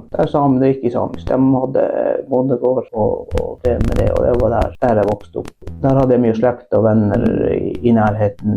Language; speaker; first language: Norwegian; non-native, local second language; Northern Sami